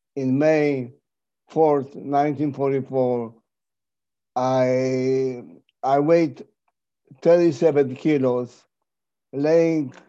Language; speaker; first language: English; non-native, fluent; Polish